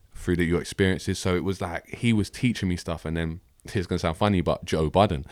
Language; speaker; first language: English; native; English